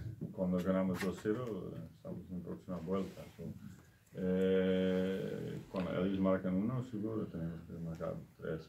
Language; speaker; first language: Spanish; non-native, learner; Dutch